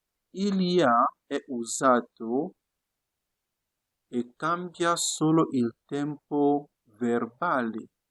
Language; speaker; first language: Italian; non-native, fluent; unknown